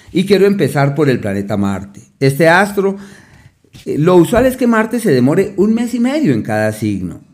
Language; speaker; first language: Spanish; native; Spanish